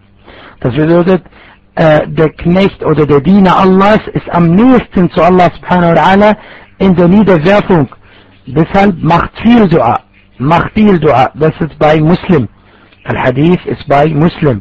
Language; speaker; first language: German; non-native, fluent; Arabic